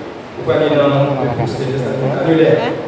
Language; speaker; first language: Portuguese; non-native, learner; Haitian Creole